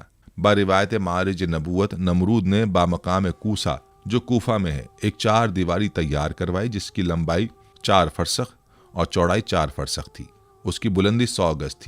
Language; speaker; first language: Urdu; native; Urdu